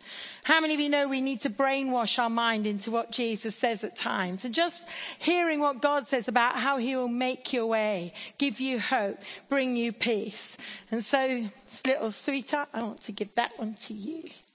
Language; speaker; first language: English; native; English